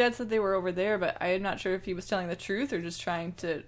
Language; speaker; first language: English; native; English